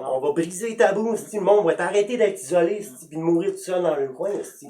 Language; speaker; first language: French; native; French